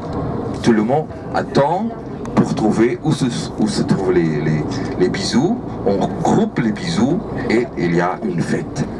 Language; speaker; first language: French; non-native, fluent; Portuguese